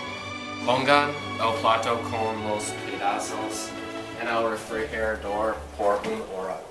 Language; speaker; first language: Spanish; non-native, learner; English